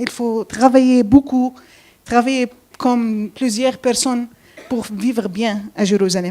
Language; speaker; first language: French; non-native, fluent; Arabic